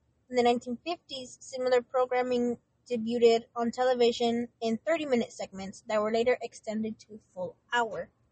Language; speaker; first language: English; early bilingual, other home language; Spanish